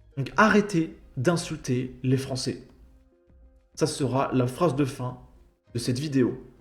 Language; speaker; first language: French; native; French